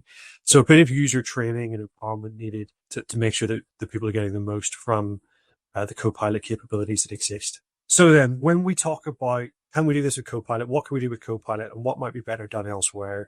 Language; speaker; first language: English; native; English